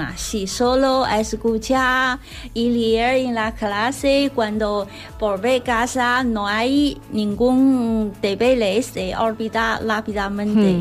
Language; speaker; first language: Spanish; non-native, learner; Chinese